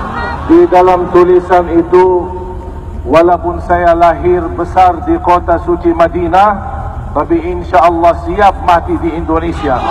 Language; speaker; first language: Indonesian; non-native, fluent; Arabic